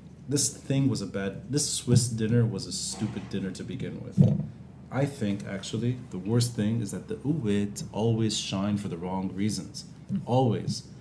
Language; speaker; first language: English; non-native, local second language; Arabic